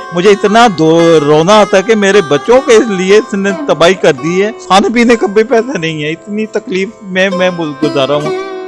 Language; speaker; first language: Urdu; non-native, local second language; Punjabi